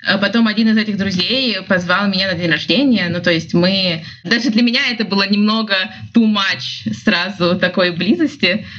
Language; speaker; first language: Russian; native; Russian